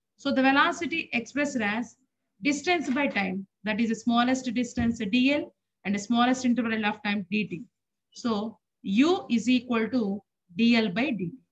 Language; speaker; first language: English; non-native, local second language; Telugu